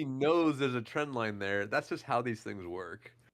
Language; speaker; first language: English; native; English